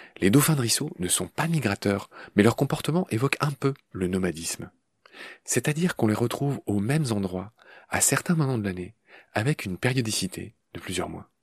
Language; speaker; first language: French; native; French